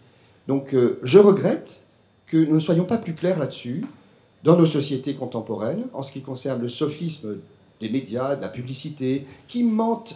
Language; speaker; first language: French; native; French